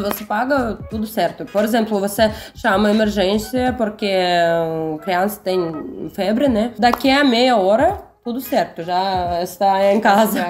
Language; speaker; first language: Portuguese; non-native, learner; Russian